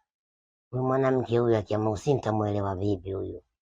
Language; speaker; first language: Swahili; native; Swahili